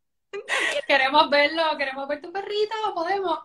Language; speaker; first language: Spanish; native; Spanish